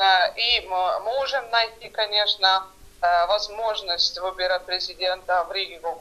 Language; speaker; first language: Russian; non-native, fluent; Estonian